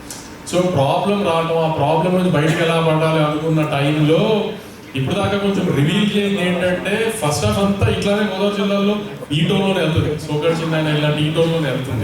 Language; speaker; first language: Telugu; native; Telugu